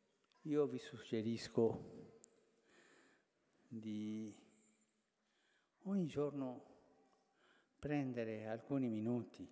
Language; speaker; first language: Italian; non-native, fluent; Spanish